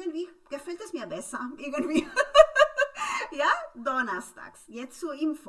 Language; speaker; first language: German; non-native, fluent; Spanish